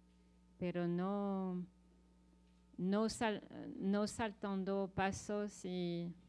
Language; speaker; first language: Spanish; non-native, fluent; French